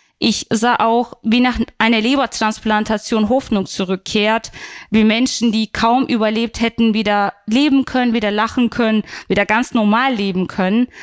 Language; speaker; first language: German; non-native, fluent; Turkish